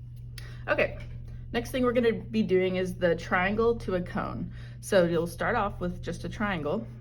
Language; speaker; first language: English; native; English